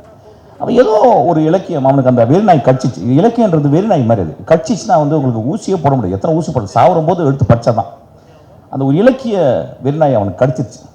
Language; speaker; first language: Tamil; native; Tamil